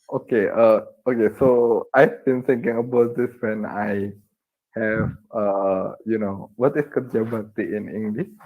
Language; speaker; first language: English; non-native, learner; Indonesian